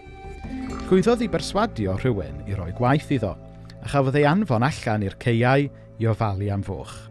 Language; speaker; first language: Welsh; native; Welsh